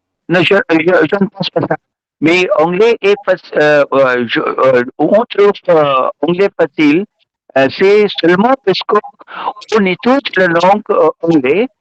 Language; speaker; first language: French; non-native, learner; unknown